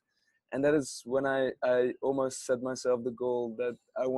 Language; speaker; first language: English; non-native, fluent; Dutch